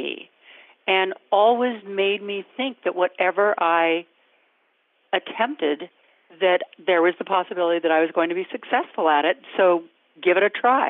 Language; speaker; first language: English; native; English